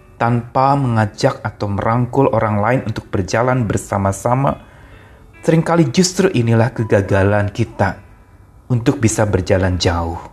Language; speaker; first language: Indonesian; native; Indonesian